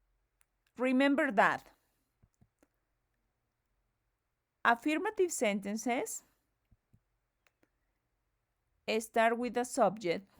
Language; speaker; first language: English; non-native, fluent; Spanish